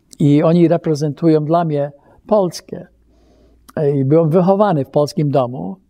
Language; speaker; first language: Polish; early bilingual, heritage; Polish